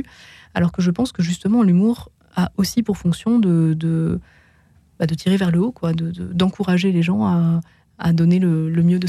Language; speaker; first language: French; native; French